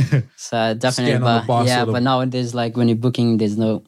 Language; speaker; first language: English; non-native, fluent; Pashto